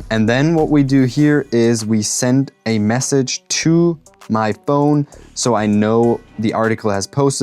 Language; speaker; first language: English; non-native, fluent; German